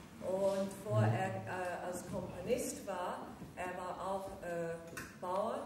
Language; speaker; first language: German; non-native, learner; English